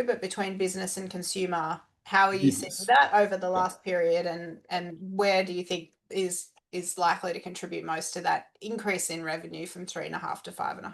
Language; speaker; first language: English; native; English